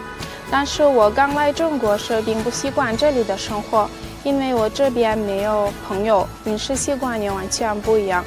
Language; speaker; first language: Chinese; non-native, fluent; Turkmen